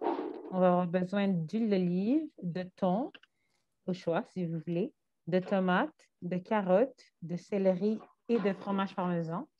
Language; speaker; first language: French; native; French